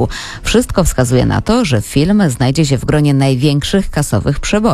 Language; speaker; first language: Polish; native; Polish